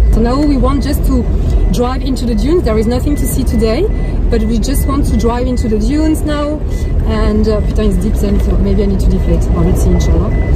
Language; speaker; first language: English; non-native, fluent; French